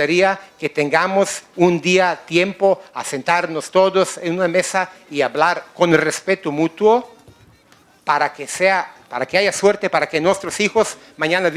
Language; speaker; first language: Spanish; native; Spanish